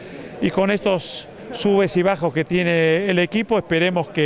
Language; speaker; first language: Spanish; native; Spanish